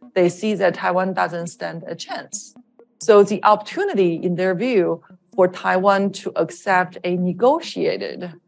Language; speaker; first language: English; non-native, fluent; Chinese